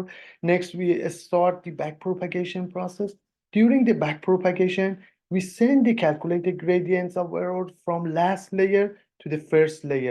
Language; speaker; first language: English; non-native, fluent; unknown